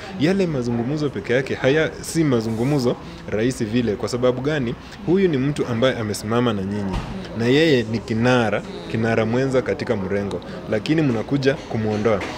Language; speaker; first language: Swahili; non-native, local second language; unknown